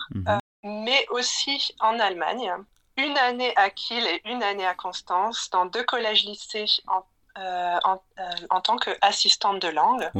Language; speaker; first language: French; native; French